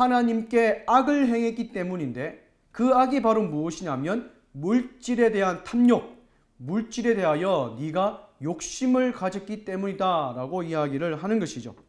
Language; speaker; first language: Korean; native; Korean